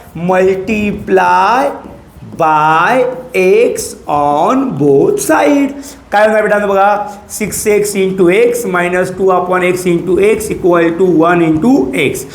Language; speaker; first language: Hindi; non-native, local second language; Marathi